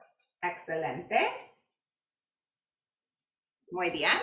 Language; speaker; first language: Spanish; non-native, fluent; English